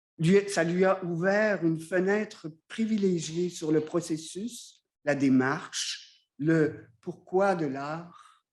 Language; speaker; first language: French; native; French